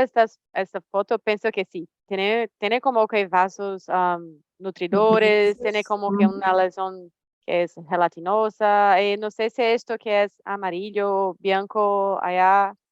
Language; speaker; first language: Spanish; non-native, fluent; Portuguese